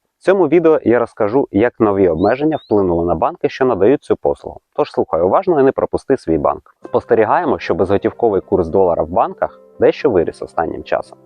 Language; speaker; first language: Ukrainian; native; Ukrainian